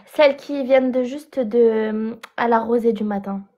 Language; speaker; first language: French; native; French